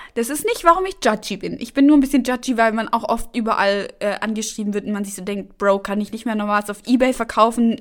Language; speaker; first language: German; native; German